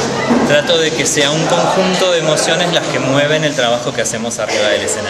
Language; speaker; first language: Spanish; native; Spanish